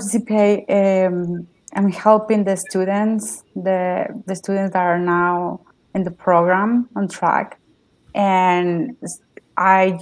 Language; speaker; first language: English; non-native, learner; Spanish